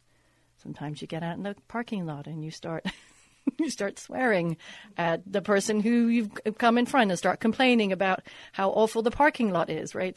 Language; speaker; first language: English; native; English